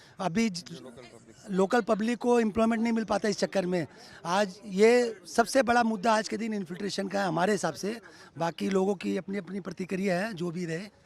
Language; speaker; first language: Hindi; native; Hindi